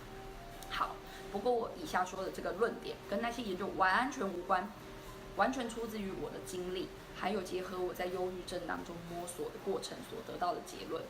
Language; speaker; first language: Chinese; native; Chinese